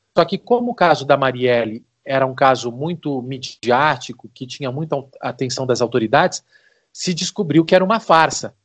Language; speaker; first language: Portuguese; native; Portuguese